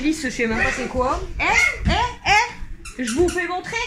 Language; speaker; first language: French; native; French